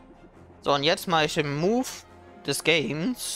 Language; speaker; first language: German; native; German